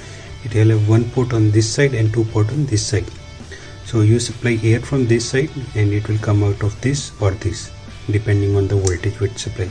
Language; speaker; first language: English; non-native, local second language; Hindi